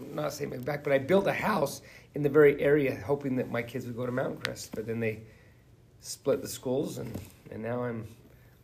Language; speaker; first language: English; native; English